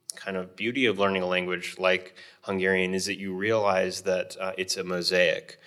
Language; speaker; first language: English; native; English